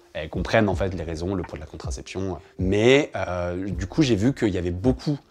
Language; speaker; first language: French; native; French